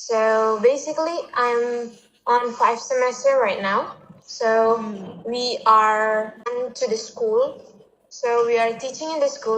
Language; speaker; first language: English; non-native, fluent; Indonesian